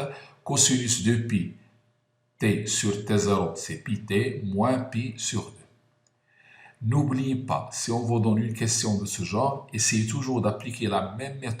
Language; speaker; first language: French; non-native, local second language; Arabic